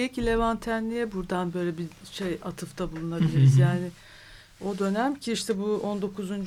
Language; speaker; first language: Turkish; native; Turkish